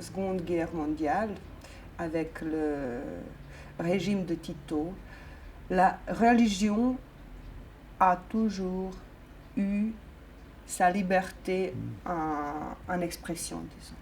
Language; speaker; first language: French; non-native, fluent; Bosnian